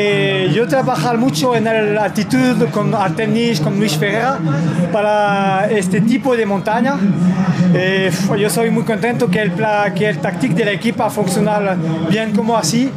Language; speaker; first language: Spanish; non-native, learner; French